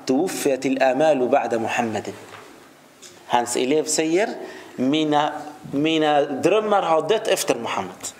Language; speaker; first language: Swedish; non-native, fluent; Arabic